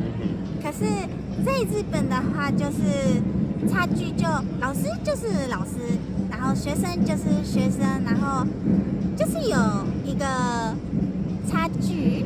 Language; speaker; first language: Chinese; early bilingual, heritage; Japanese